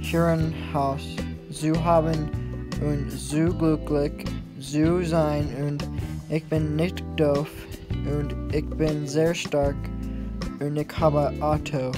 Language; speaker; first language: German; non-native, learner; English